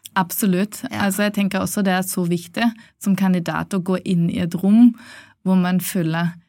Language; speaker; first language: Norwegian; non-native, fluent; German